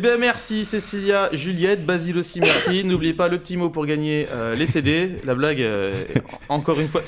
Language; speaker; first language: French; native; French